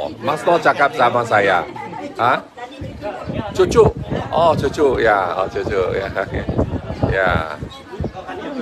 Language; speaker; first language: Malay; non-native, local second language; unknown